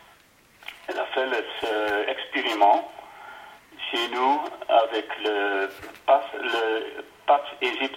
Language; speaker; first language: French; non-native, learner; Dutch